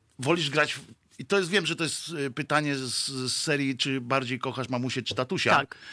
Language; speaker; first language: Polish; native; Polish